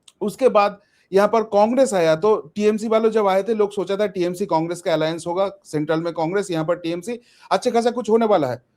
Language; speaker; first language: Hindi; non-native, local second language; Bangla